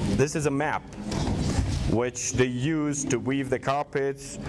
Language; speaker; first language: English; non-native, fluent; Persian